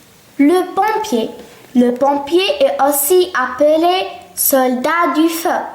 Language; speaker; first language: French; non-native, local second language; Arabic